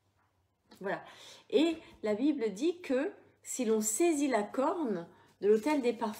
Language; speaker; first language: French; native; French